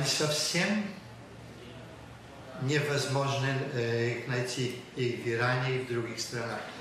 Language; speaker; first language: Russian; non-native, fluent; Polish